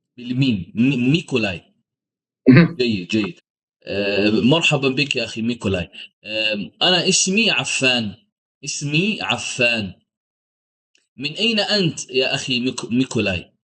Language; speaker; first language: Arabic; non-native, fluent; English